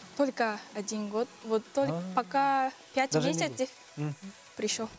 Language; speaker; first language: Russian; non-native, learner; Japanese